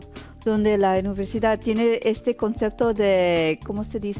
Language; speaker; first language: Spanish; early bilingual, heritage; Spanish